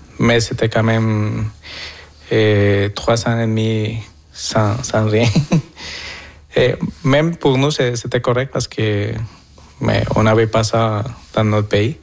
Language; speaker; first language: French; non-native, fluent; Spanish